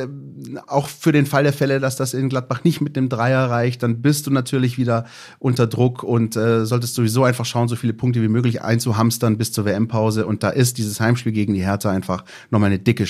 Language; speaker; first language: German; native; German